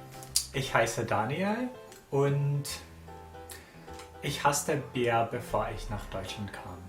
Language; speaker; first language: German; non-native, fluent; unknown